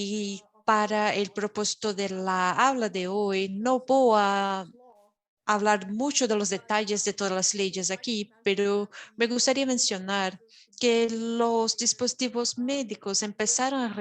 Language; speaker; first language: Spanish; non-native, fluent; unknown